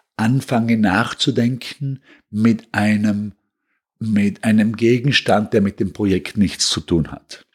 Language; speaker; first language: German; native; German